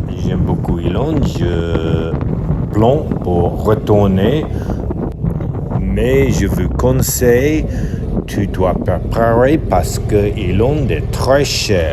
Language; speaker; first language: French; non-native, learner; English